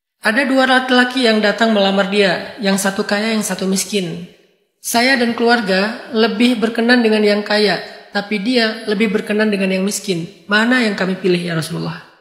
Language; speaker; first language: Indonesian; native; Indonesian